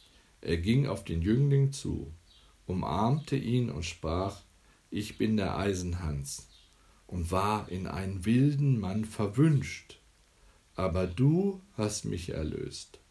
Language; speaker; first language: German; native; German